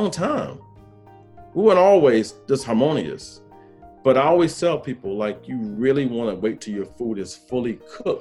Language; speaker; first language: English; native; English